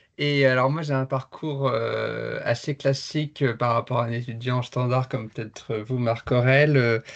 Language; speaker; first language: French; native; French